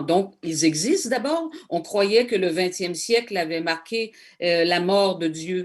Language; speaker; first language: French; native; French